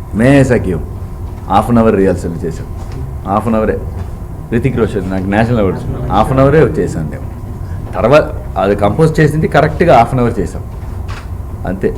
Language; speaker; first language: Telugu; non-native, learner; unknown